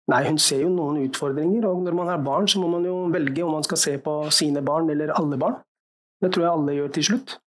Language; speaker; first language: Norwegian; early bilingual, other home language; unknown